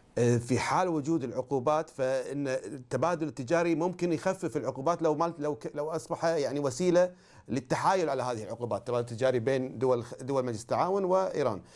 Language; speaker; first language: Arabic; native; Arabic